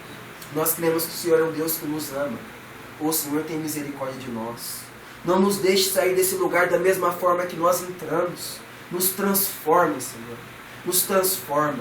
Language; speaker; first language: Portuguese; native; Portuguese